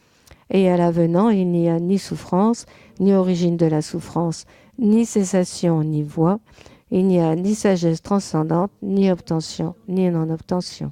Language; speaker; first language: French; native; French